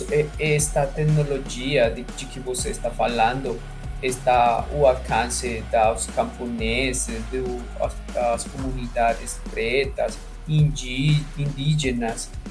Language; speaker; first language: Portuguese; non-native, fluent; Spanish